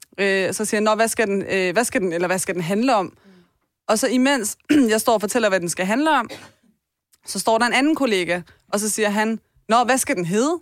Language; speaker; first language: Danish; early bilingual, other home language; Persian